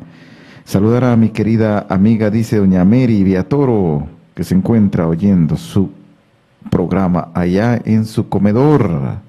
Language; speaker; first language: Spanish; native; Spanish